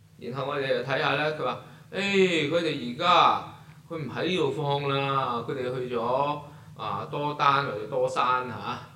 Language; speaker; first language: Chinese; non-native, local second language; Cantonese